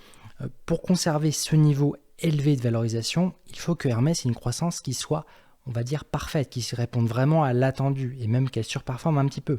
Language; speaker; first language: French; native; French